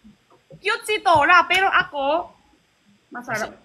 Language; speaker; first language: Filipino; non-native, learner; Chinese